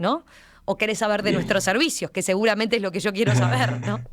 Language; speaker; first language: Spanish; native; Spanish